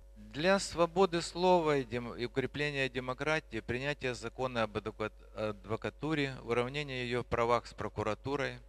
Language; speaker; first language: Russian; non-native, local second language; Georgian